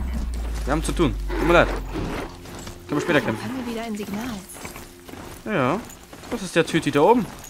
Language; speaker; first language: German; native; German